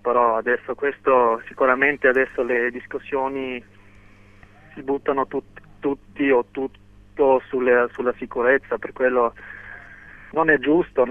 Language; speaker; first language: Italian; non-native, local second language; German